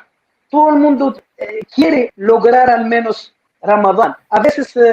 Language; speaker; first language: Spanish; non-native, fluent; Arabic